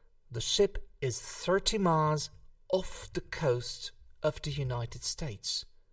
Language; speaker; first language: English; non-native, fluent; Hungarian